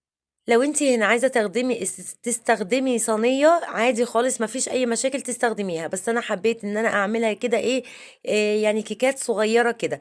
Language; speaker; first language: Arabic; native; Arabic